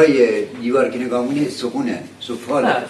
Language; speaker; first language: Persian; native; Persian